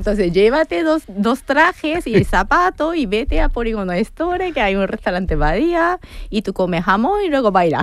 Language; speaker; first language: Spanish; non-native, fluent; Japanese